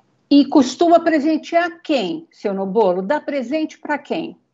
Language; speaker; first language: Portuguese; native; Portuguese